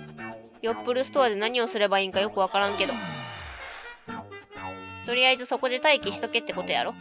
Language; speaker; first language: Japanese; native; Japanese